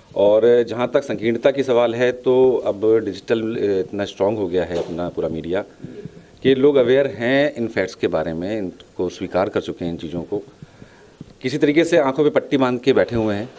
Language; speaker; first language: Hindi; native; Hindi